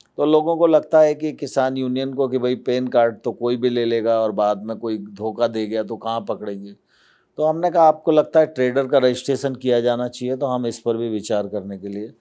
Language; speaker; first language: Hindi; native; Hindi